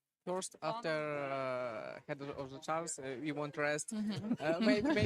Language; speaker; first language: English; non-native, learner; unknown